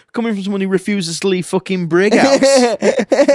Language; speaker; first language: English; native; English